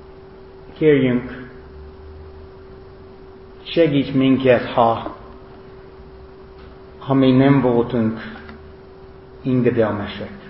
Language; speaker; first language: Hungarian; non-native, fluent; English